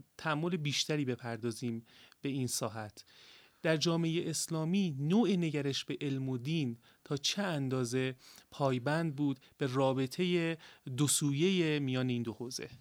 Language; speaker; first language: Persian; native; Persian